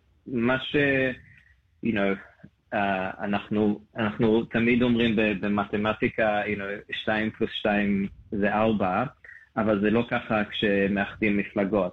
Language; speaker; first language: Hebrew; non-native, fluent; English